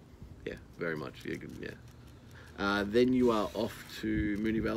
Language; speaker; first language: English; native; English